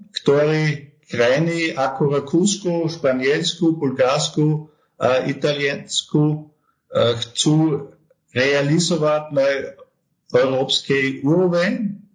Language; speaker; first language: Slovak; non-native, learner; German